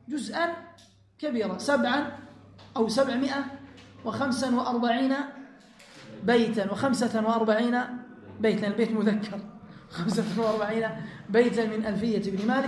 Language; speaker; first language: Arabic; native; Arabic